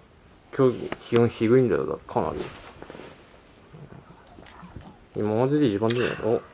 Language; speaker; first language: Japanese; native; Japanese